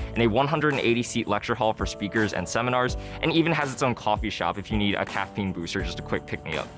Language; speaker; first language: English; native; English